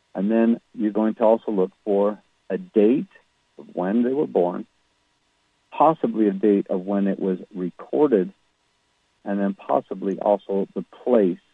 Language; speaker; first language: English; native; English